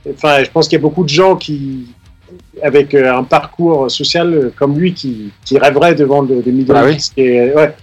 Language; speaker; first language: French; non-native, fluent; Danish